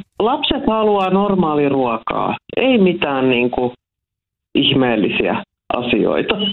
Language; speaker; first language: Finnish; non-native, local second language; Swedish